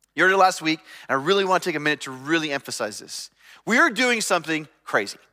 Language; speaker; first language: English; native; English